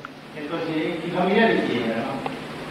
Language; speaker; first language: Italian; native; Italian